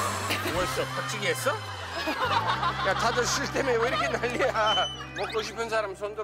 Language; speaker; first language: Korean; non-native, fluent; English